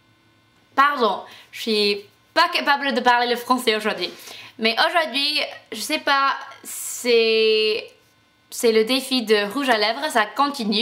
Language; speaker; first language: French; non-native, fluent; English